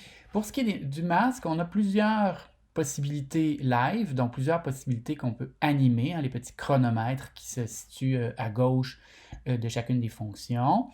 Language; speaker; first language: French; native; French